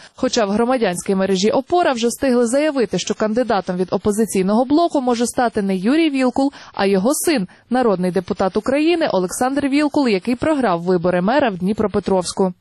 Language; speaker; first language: Ukrainian; native; Ukrainian